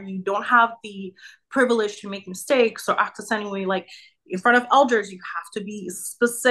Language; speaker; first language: English; native; English